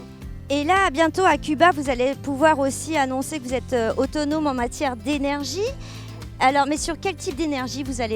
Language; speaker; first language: French; native; French